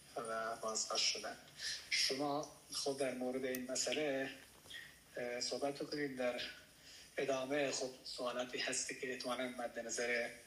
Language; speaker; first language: Persian; non-native, local second language; Baluchi